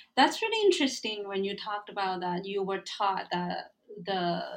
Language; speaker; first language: English; non-native, fluent; Chinese